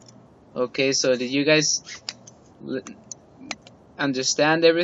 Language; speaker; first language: English; non-native, fluent; Spanish